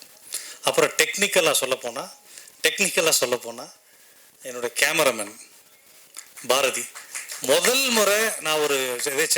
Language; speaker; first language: Tamil; native; Tamil